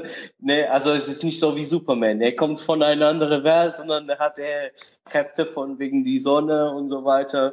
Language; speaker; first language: German; non-native, learner; Portuguese